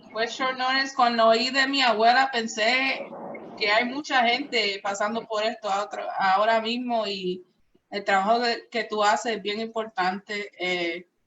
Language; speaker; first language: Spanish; early bilingual, heritage; Spanish